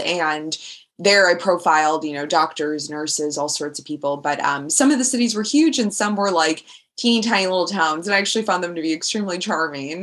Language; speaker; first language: English; native; English